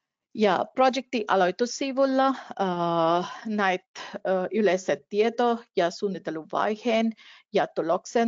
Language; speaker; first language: Finnish; non-native, fluent; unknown